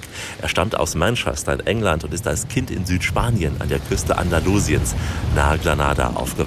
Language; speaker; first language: German; native; German